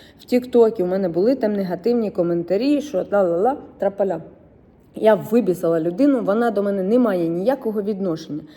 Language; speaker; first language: Ukrainian; non-native, local second language; Russian